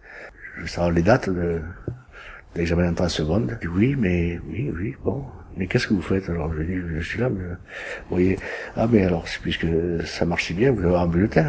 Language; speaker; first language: French; early bilingual, other home language; Spanish